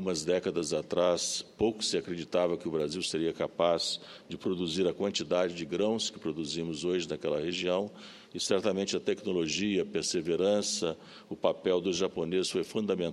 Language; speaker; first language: Portuguese; native; Portuguese